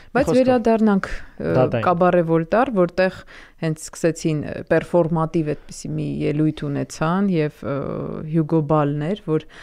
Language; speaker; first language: Armenian; native; Armenian